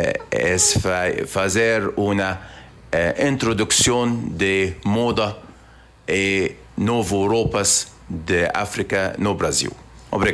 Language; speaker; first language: Portuguese; non-native, learner; Arabic